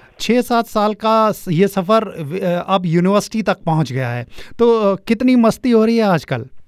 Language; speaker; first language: Hindi; native; Hindi